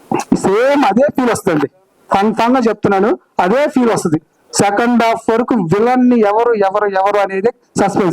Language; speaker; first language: Telugu; native; Telugu